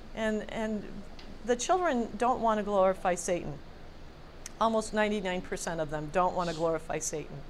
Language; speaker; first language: English; native; English